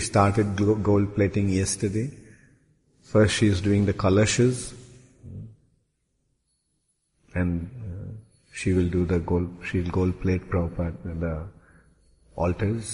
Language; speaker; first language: English; non-native, local second language; Bangla